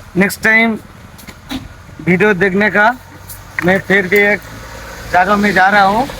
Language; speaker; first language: Hindi; non-native, local second language; Bangla